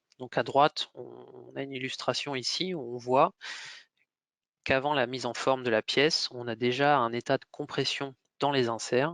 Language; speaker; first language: French; native; French